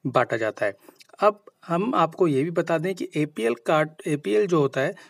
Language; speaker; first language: Hindi; native; Hindi